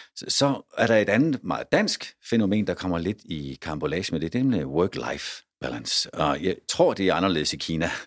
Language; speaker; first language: Danish; native; Danish